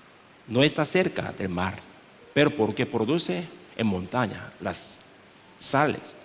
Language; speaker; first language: Spanish; non-native, learner; Korean